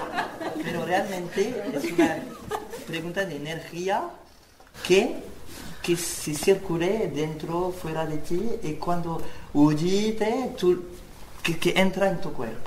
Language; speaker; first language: Spanish; non-native, learner; French